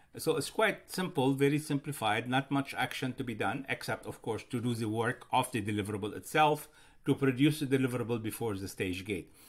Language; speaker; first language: English; non-native, fluent; Arabic